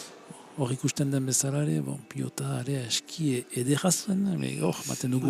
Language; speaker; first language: Basque; native; Basque